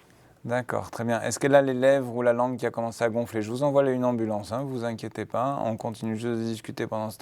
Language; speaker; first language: French; native; French